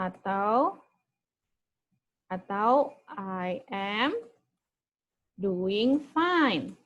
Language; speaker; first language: English; non-native, fluent; Indonesian